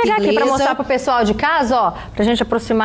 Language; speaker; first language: Portuguese; native; Portuguese